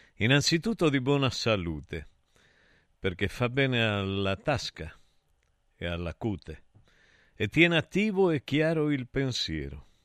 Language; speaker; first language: Italian; native; Italian